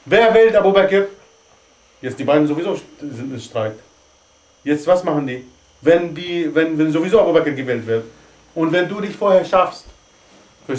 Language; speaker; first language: German; non-native, fluent; Arabic